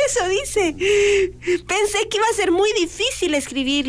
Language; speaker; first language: Spanish; native; Spanish